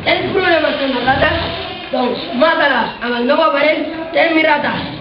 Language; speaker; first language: Catalan; non-native, learner; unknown